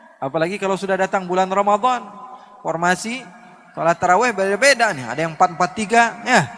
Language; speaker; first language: Indonesian; native; Indonesian